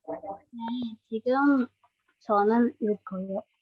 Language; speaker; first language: Korean; non-native, learner; Indonesian